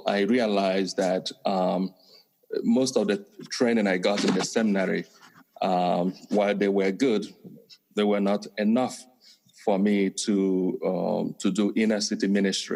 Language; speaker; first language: English; non-native, local second language; Igbo